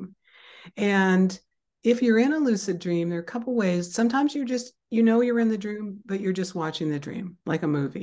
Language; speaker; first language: English; native; English